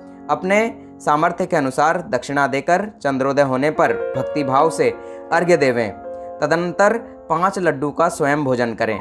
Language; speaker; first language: Hindi; native; Hindi